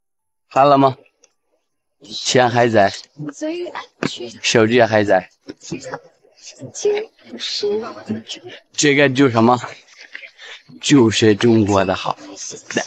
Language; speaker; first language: Chinese; non-native, fluent; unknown